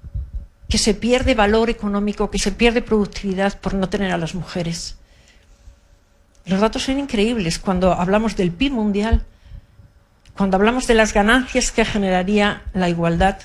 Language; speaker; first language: Spanish; native; Spanish